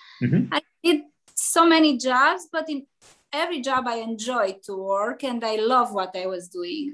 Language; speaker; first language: English; non-native, learner; Romanian